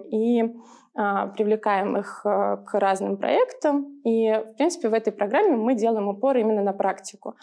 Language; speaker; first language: Russian; native; Russian